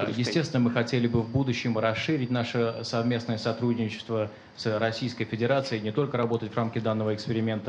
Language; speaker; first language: Russian; native; Russian